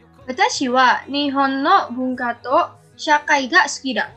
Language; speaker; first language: Japanese; non-native, learner; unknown